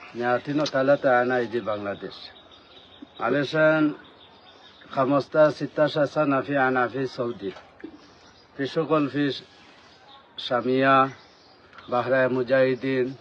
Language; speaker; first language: Arabic; non-native, learner; Bangla